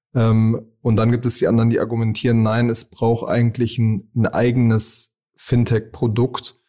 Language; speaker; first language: German; native; German